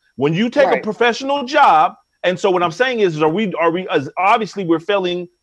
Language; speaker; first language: English; native; English